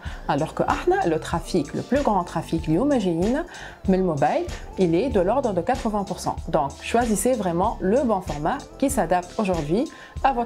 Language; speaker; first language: French; non-native, local second language; Arabic